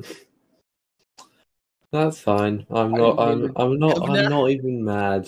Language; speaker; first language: English; native; English